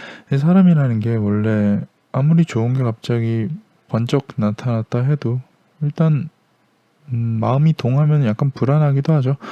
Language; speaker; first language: Korean; native; Korean